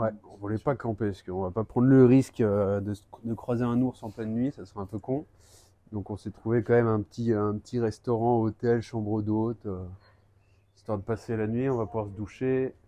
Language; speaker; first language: French; native; French